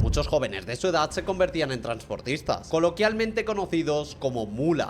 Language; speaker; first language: Spanish; native; Spanish